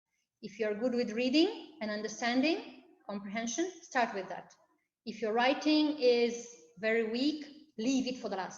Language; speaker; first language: English; non-native, fluent; Arabic